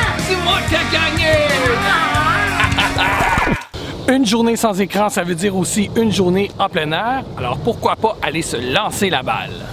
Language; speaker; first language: French; native; French